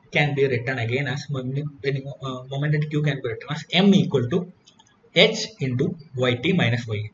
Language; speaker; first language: English; non-native, local second language; Malayalam